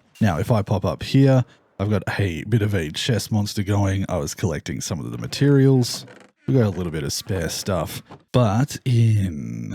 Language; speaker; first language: English; native; English